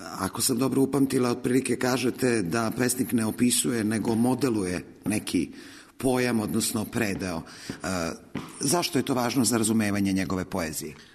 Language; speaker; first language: Serbian; native; Serbian